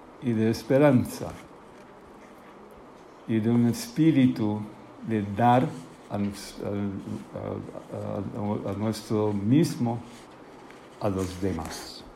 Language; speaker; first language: Spanish; non-native, fluent; English